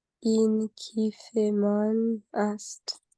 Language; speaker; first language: Persian; non-native, learner; English